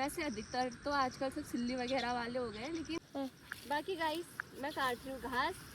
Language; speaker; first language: Hindi; native; Hindi